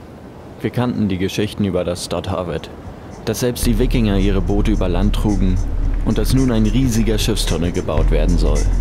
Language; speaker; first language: German; native; German